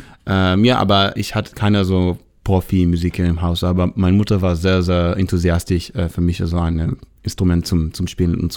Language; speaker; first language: German; non-native, learner; Hebrew